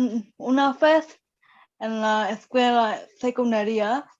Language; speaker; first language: Spanish; non-native, learner; Indonesian